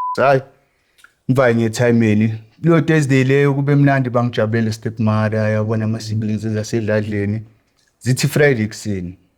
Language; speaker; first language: Zulu; native; Zulu